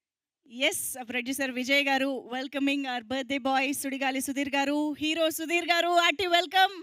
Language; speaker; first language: Telugu; native; Telugu